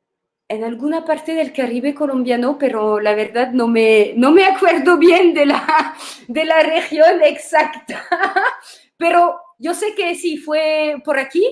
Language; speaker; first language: Spanish; non-native, fluent; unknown